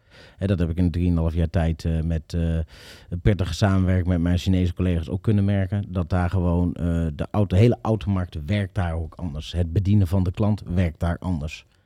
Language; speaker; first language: Dutch; native; Dutch